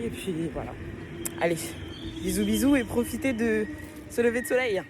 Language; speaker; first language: French; native; French